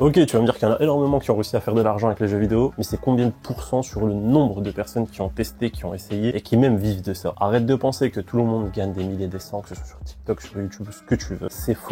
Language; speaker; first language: French; native; French